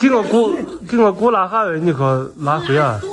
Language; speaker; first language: Chinese; native; Chinese